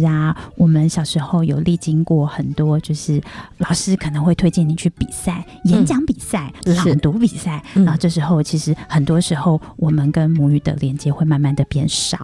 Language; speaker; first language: Chinese; non-native, local second language; Min Nan Chinese